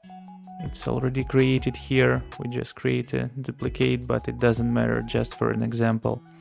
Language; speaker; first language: English; non-native, fluent; Russian